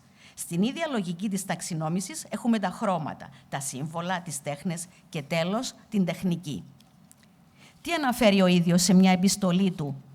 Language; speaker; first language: Greek; native; Greek